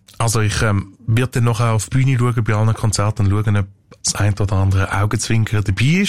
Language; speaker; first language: German; native; German